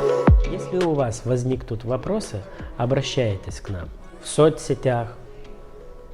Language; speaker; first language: Russian; native; Russian